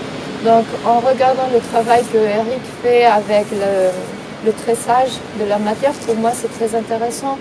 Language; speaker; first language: French; non-native, fluent; Spanish